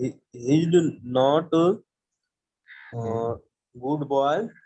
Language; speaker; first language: English; non-native, learner; Hindi